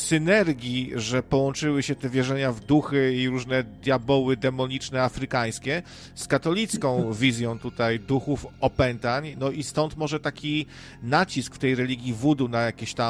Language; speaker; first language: Polish; native; Polish